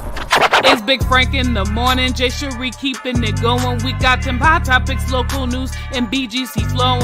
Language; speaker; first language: English; native; English